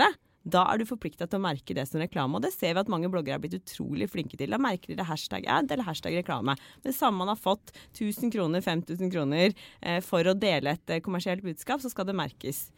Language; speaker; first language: Norwegian; native; Norwegian